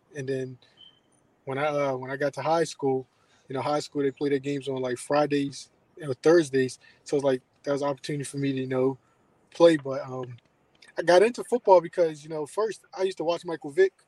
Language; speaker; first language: English; native; English